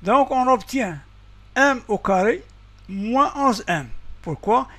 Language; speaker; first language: French; non-native, local second language; Arabic